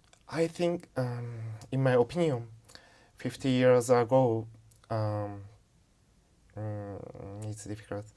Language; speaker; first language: English; non-native, learner; Japanese